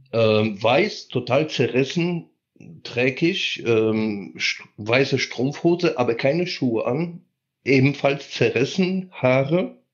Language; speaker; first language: German; early bilingual, heritage; Polish